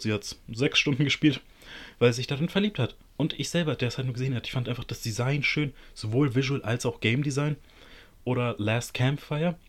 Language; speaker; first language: German; native; German